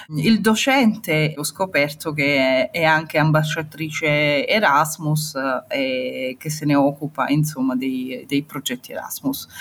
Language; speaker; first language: Italian; non-native, fluent; Romanian